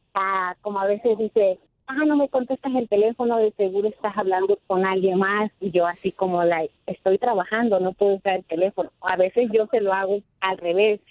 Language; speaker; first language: Spanish; native; Spanish